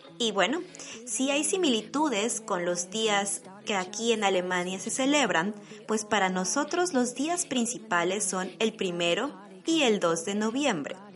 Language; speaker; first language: Spanish; native; Spanish